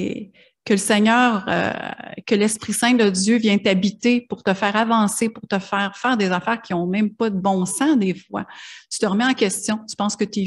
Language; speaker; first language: French; native; French